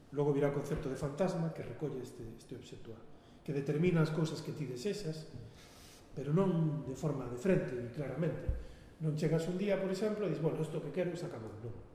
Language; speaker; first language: Galician; non-native, local second language; Spanish